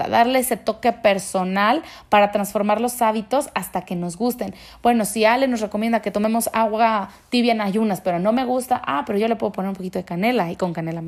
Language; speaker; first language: Spanish; native; Spanish